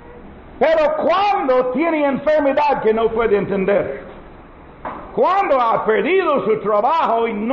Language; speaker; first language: Spanish; non-native, learner; English